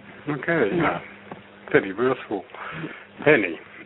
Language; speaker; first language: English; non-native, fluent; Dutch